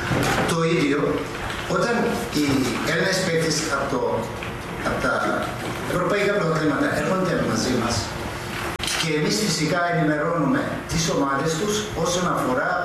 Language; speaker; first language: Greek; non-native, fluent; Serbian